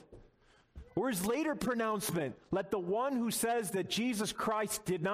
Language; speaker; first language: English; native; English